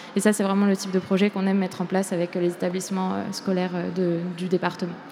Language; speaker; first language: French; native; French